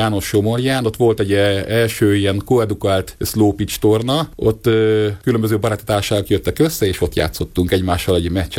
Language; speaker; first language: Hungarian; native; Hungarian